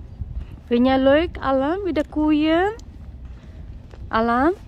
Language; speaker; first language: Dutch; non-native, learner; Filipino